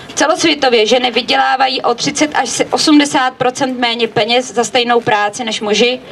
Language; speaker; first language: Czech; native; Czech